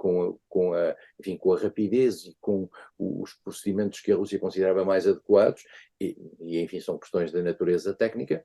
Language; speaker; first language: Portuguese; native; Portuguese